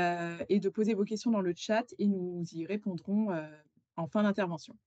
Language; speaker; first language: French; native; French